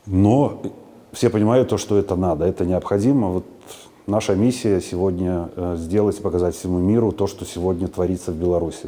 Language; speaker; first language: Russian; native; Russian